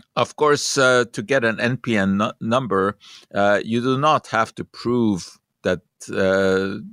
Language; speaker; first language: English; non-native, fluent; Hungarian